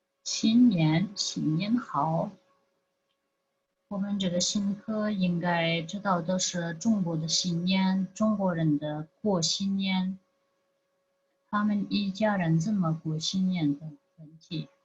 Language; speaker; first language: Chinese; non-native, fluent; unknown